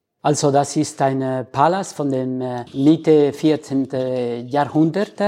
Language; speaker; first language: German; non-native, fluent; Spanish